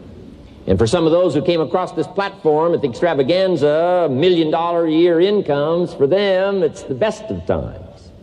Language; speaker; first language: English; native; English